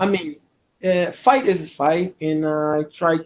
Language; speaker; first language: English; non-native, learner; Portuguese